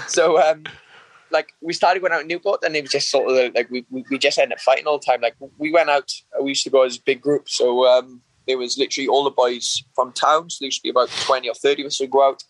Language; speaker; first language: English; native; English